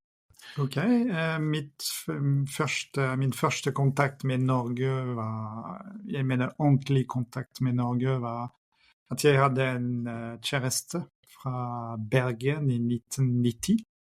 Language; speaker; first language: Norwegian; non-native, fluent; French